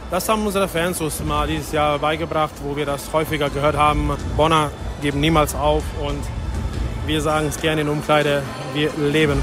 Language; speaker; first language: German; native; German